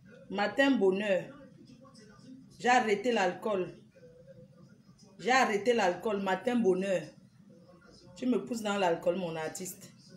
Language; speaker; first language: French; non-native, local second language; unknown